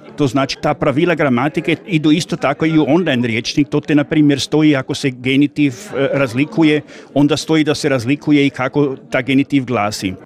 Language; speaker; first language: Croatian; native; Croatian